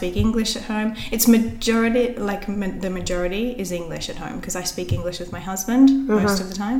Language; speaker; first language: English; native; English